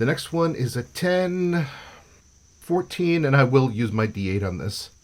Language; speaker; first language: English; native; English